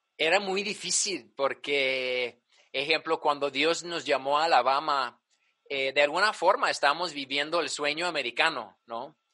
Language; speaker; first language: Spanish; early bilingual, other home language; English